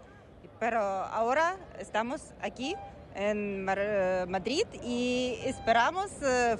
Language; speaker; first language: Spanish; non-native, learner; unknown